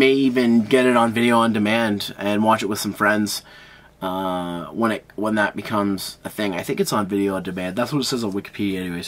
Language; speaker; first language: English; native; English